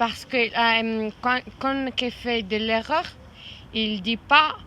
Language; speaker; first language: French; non-native, learner; Italian